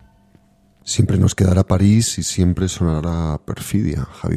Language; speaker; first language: Spanish; native; Spanish